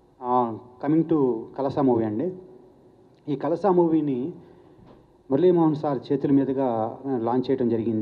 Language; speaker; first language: Telugu; native; Telugu